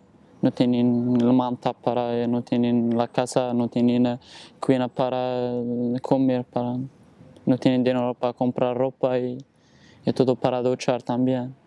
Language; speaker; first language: Spanish; non-native, learner; Arabic